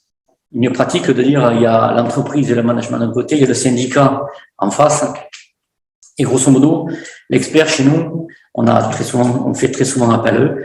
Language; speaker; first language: French; native; French